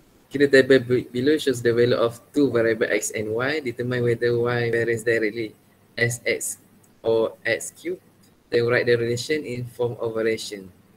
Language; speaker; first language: English; non-native, local second language; Malay